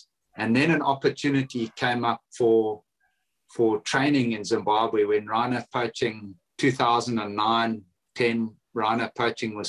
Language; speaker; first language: English; native; English